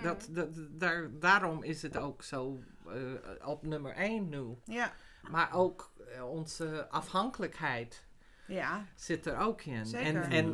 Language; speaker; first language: Dutch; non-native, fluent; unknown